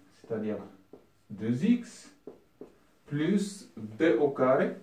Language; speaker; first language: French; non-native, local second language; Arabic